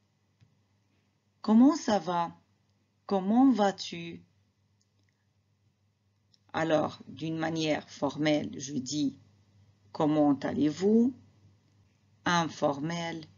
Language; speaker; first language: French; non-native, fluent; Arabic